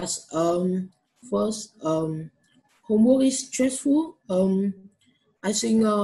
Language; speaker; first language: English; non-native, learner; Vietnamese